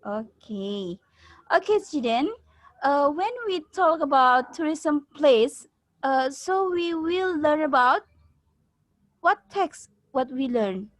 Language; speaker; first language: English; non-native, learner; Indonesian